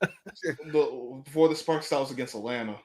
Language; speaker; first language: English; native; English